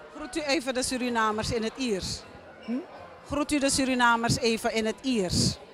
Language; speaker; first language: Dutch; native; Dutch